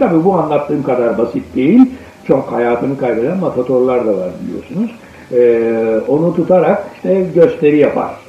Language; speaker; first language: Turkish; native; Turkish